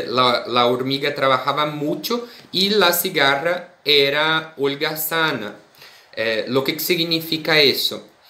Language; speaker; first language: Spanish; non-native, fluent; Portuguese